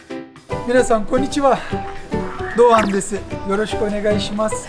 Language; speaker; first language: Japanese; non-native, fluent; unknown